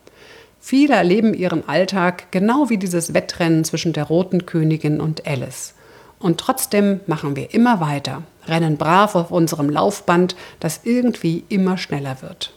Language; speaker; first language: German; native; German